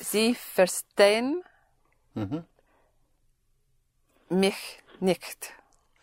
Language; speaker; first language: German; non-native, learner; English